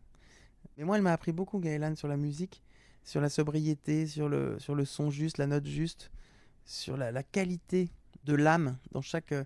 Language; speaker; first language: French; native; French